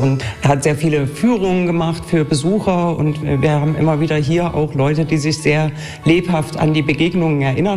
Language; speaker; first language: German; native; German